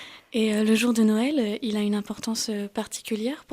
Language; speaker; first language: French; native; French